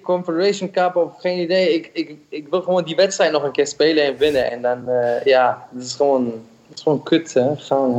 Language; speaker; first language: Dutch; non-native, fluent; German